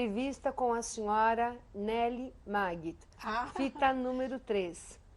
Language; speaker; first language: Portuguese; native; Portuguese